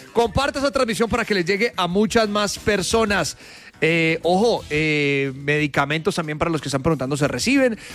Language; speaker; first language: Spanish; native; Spanish